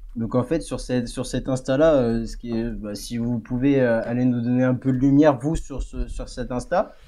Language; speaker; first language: French; native; French